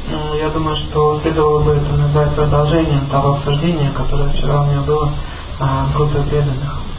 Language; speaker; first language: Russian; native; Russian